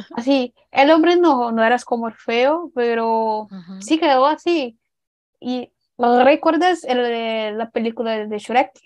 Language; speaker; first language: Spanish; non-native, learner; Portuguese